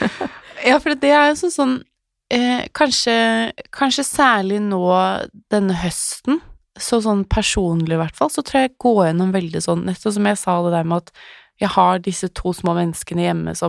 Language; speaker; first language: Norwegian; native; Norwegian